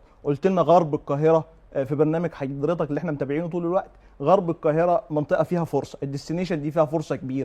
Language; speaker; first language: Arabic; native; Arabic